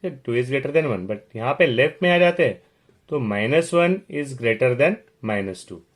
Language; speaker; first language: Hindi; non-native, local second language; Marathi